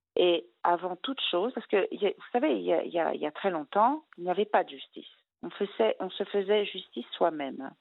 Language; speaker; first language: French; native; French